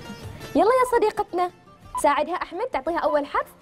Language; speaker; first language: Arabic; native; Arabic